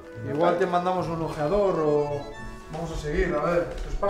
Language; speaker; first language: Spanish; native; Spanish